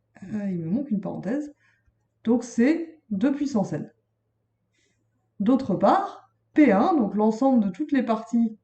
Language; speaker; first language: French; native; French